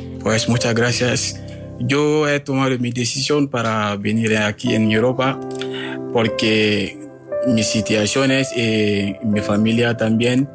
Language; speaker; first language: Spanish; non-native, learner; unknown